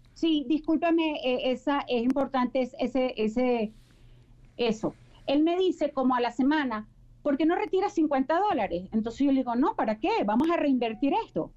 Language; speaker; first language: Spanish; native; Spanish